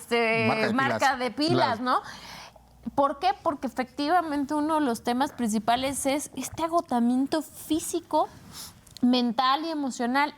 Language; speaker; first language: Spanish; native; Spanish